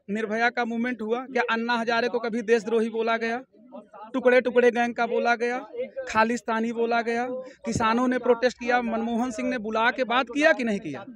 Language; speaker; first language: Hindi; native; Hindi